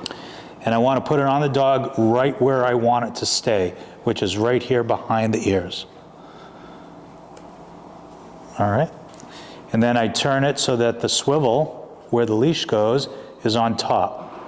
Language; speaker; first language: English; native; English